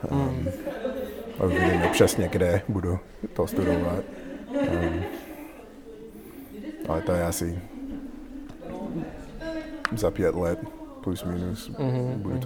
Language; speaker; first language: Czech; non-native, learner; English